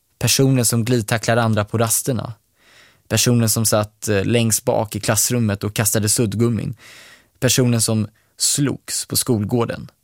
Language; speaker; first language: Swedish; native; Swedish